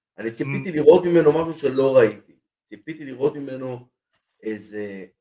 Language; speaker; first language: Hebrew; native; Hebrew